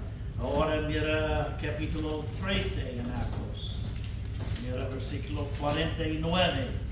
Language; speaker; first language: Spanish; non-native, fluent; English